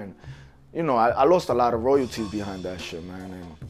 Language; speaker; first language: English; early bilingual, other home language; Spanish